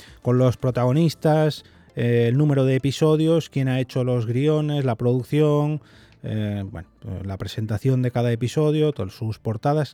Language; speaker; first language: Spanish; native; Spanish